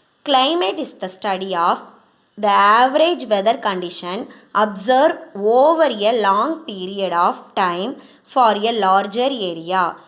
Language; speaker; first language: English; non-native, local second language; Tamil